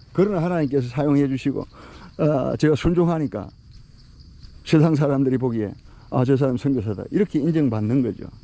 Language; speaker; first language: Korean; native; Korean